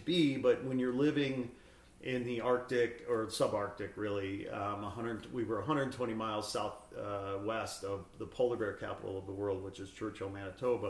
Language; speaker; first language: English; native; English